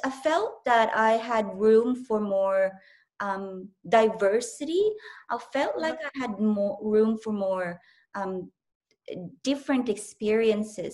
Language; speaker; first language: English; non-native, local second language; Cebuano